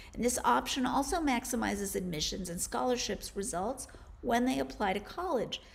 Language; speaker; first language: English; native; English